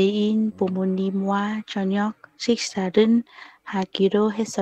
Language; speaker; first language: Korean; non-native, learner; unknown